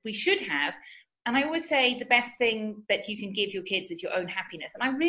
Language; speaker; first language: English; native; English